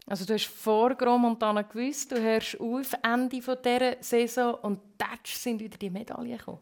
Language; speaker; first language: German; native; German